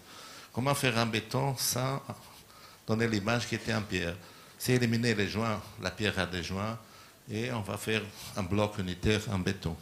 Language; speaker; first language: French; non-native, learner; Portuguese